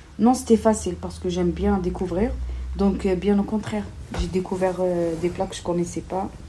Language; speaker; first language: French; non-native, local second language; Kabyle